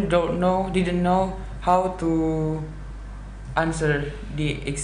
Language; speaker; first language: English; non-native, learner; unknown